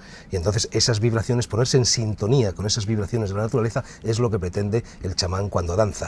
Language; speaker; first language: Spanish; native; Spanish